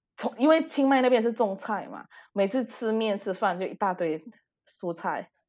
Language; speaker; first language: Chinese; early bilingual, heritage; Chinese